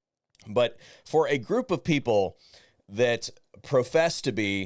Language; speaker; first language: English; native; English